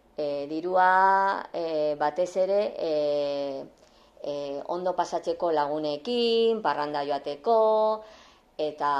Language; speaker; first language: Basque; non-native, local second language; Spanish